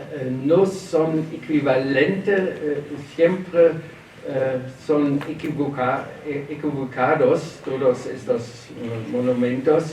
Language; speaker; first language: Spanish; non-native, learner; German